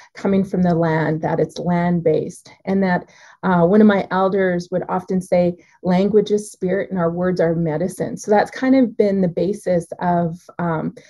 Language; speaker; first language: English; native; English